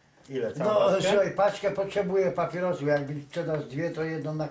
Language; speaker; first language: Polish; native; Polish